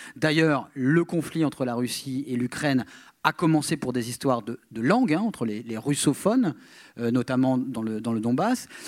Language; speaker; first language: French; native; French